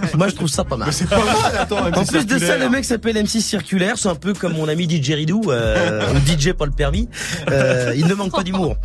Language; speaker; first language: French; native; French